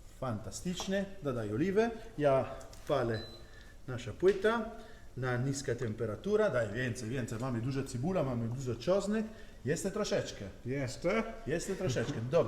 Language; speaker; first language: Polish; non-native, learner; Italian